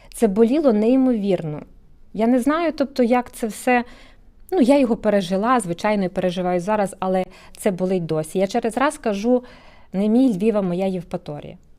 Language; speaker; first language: Ukrainian; native; Ukrainian